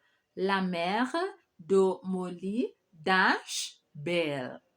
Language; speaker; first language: French; non-native, fluent; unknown